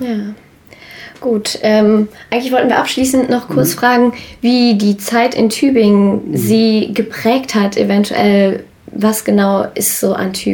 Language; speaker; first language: German; native; German